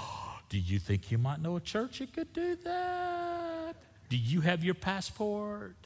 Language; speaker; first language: English; native; English